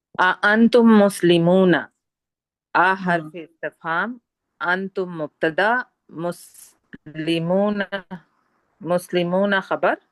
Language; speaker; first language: Arabic; non-native, learner; Urdu